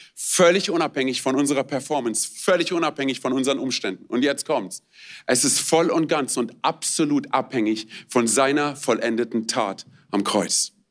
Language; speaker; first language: German; non-native, fluent; Romanian